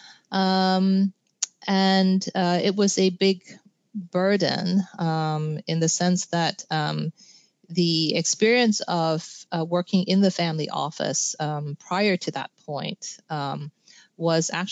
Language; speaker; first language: English; non-native, local second language; Cantonese